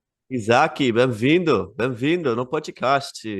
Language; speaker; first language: Portuguese; non-native, learner; English